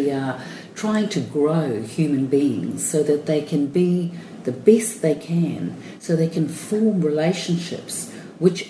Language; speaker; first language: English; native; English